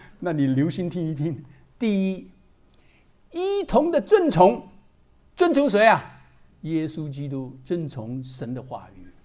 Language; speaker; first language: Chinese; non-native, local second language; Cantonese